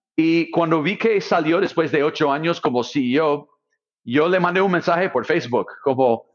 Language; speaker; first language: Spanish; non-native, fluent; English